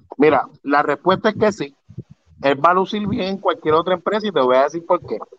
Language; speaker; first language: Spanish; early bilingual, heritage; Spanish